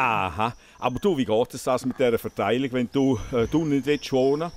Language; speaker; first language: German; native; German